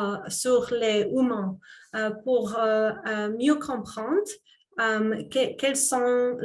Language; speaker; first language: French; non-native, fluent; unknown